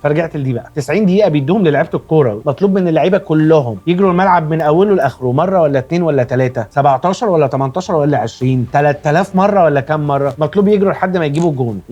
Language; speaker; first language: Arabic; native; Arabic